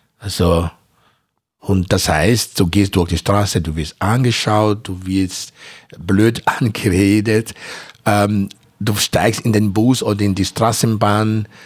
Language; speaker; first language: German; non-native, fluent; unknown